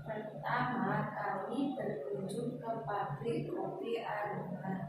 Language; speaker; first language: Indonesian; non-native, learner; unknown